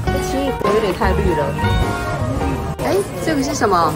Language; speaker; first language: Chinese; native; Chinese